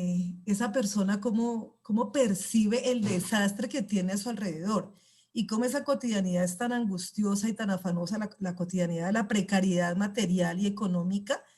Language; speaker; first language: Spanish; native; Spanish